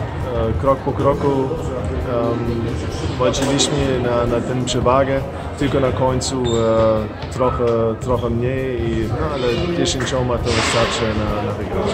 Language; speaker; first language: Polish; non-native, fluent; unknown